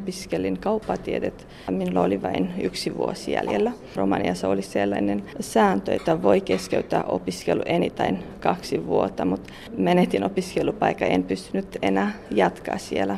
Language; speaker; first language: Finnish; non-native, fluent; Romanian